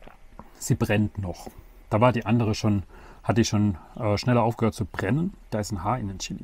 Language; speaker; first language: German; native; German